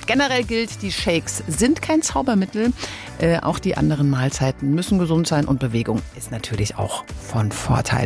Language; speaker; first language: German; native; German